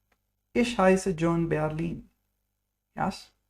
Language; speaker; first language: German; non-native, fluent; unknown